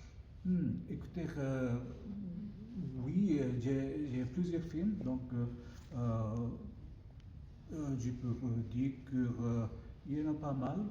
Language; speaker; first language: French; non-native, learner; Japanese